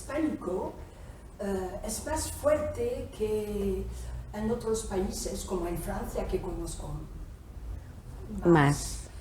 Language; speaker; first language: Spanish; non-native, fluent; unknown